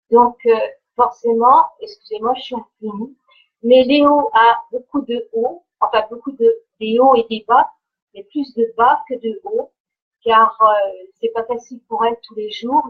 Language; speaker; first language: French; native; French